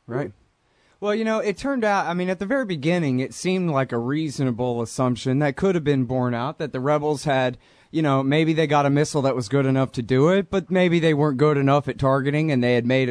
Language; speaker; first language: English; native; English